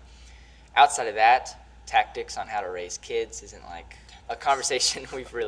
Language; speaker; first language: English; native; English